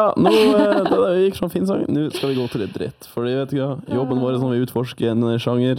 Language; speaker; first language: Norwegian; native; Norwegian